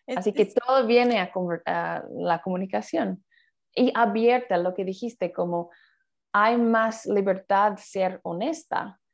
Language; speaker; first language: Spanish; non-native, fluent; English